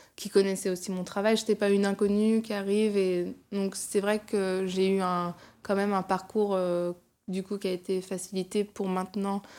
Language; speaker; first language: French; native; French